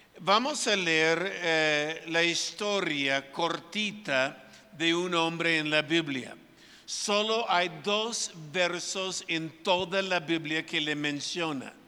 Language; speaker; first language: Spanish; non-native, fluent; English